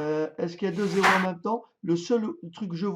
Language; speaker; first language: French; native; French